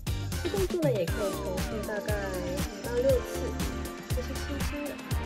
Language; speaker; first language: Chinese; native; Chinese